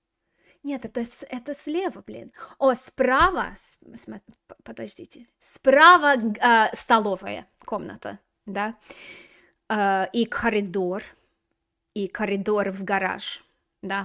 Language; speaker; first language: Russian; non-native, fluent; English